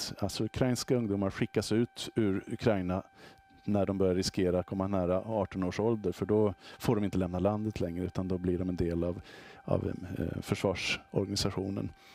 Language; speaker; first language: Swedish; native; Swedish